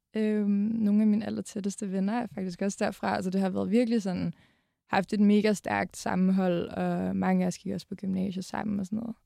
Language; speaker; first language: Danish; native; Danish